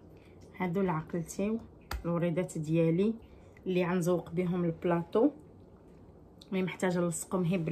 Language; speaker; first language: Arabic; native; Arabic